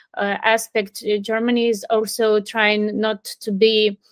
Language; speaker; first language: English; non-native, fluent; Ukrainian